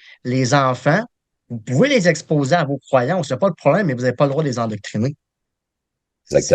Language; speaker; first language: French; native; French